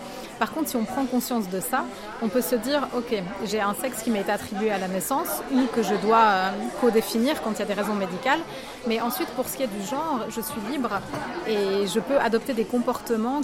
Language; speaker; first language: French; native; French